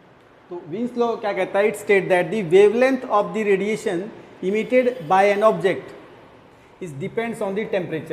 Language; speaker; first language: Hindi; native; Hindi